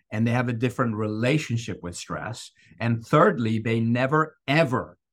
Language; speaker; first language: English; non-native, fluent; Persian